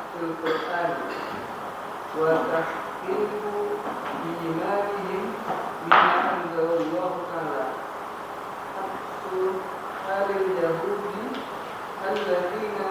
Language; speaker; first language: Arabic; non-native, learner; Indonesian